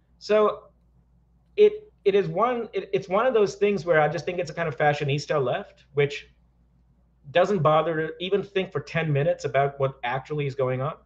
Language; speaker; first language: English; non-native, local second language; Hindi